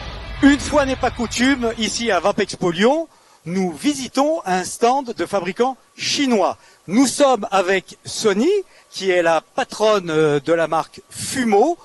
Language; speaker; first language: French; native; French